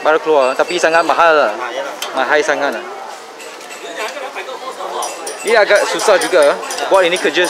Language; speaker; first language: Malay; non-native, local second language; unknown